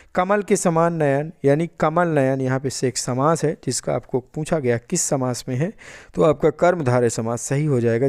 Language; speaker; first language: Hindi; native; Hindi